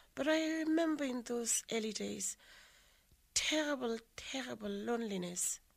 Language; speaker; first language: English; non-native, local second language; Southern Sotho